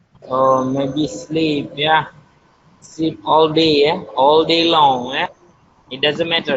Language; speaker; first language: English; non-native, learner; Indonesian